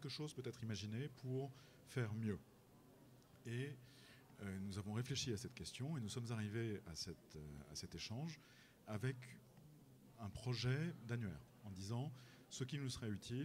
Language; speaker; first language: French; native; French